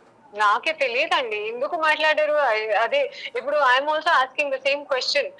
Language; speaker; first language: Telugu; non-native, learner; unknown